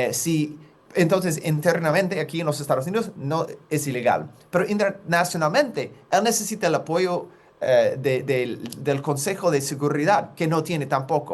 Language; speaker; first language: Spanish; non-native, fluent; English